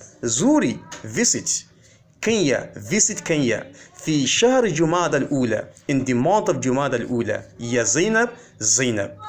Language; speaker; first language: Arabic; non-native, fluent; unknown